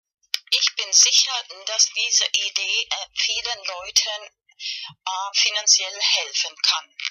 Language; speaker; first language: German; non-native, fluent; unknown